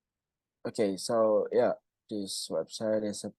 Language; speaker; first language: English; non-native, fluent; Indonesian